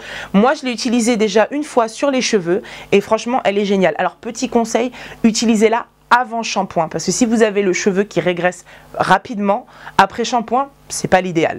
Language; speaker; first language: French; native; French